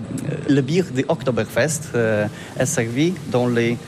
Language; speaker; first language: French; non-native, learner; Polish